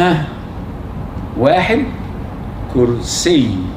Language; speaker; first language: Arabic; non-native, fluent; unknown